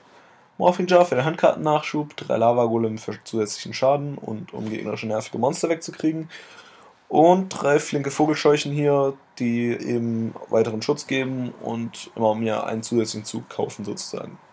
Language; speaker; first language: German; native; German